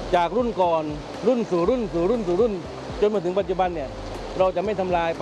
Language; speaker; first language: Thai; native; Thai